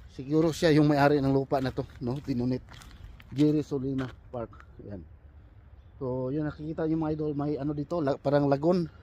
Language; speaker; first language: Filipino; non-native, local second language; Cebuano